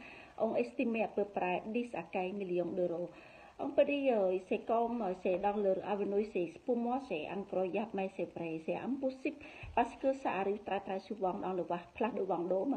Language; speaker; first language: French; non-native, learner; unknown